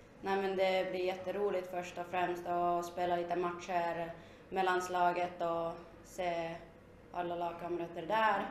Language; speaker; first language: Swedish; non-native, fluent; Finnish